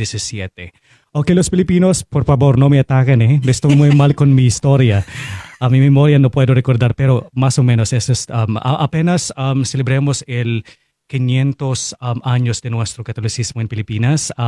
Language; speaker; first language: Spanish; non-native, fluent; Filipino